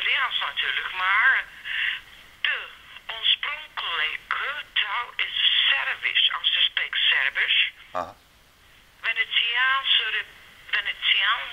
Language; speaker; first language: Dutch; non-native, learner; Serbian